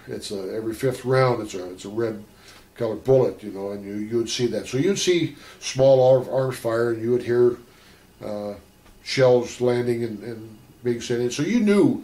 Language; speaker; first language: English; native; English